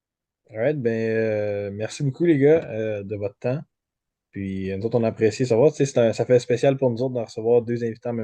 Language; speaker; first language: French; native; French